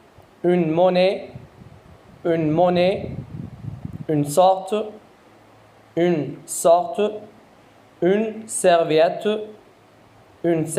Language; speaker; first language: French; non-native, fluent; Arabic